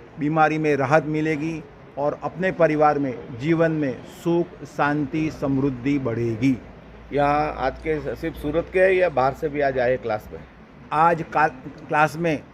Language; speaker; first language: Hindi; non-native, local second language; Gujarati